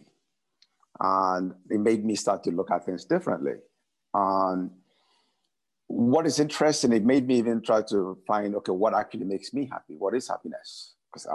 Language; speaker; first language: English; non-native, local second language; Igbo